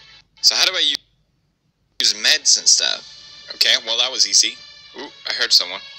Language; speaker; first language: English; native; English